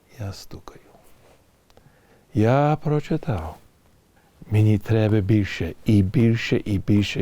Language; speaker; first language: Ukrainian; early bilingual, heritage; English